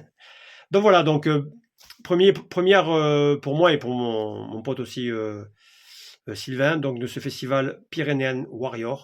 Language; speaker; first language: French; native; French